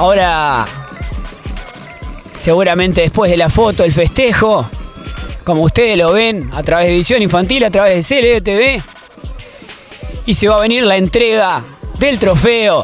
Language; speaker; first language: Spanish; native; Spanish